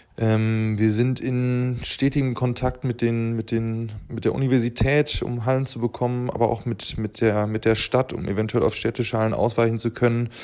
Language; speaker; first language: German; native; German